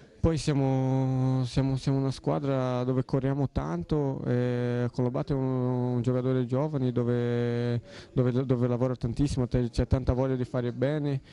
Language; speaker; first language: Italian; non-native, fluent; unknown